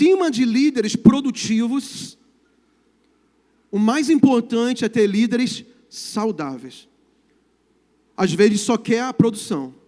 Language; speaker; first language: Portuguese; native; Portuguese